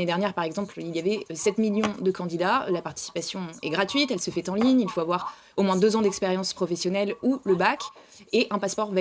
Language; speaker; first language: French; native; French